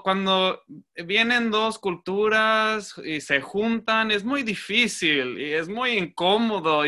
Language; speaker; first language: Spanish; non-native, fluent; English